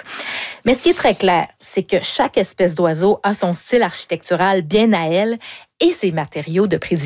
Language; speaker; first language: French; native; French